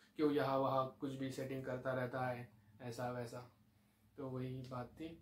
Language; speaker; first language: Hindi; non-native, local second language; Marathi